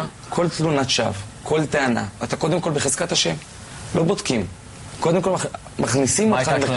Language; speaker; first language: Hebrew; native; Hebrew